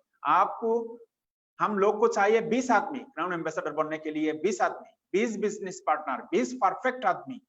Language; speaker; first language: Hindi; non-native, fluent; Bangla